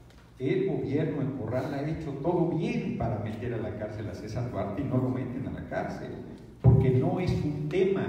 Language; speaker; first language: Spanish; native; Spanish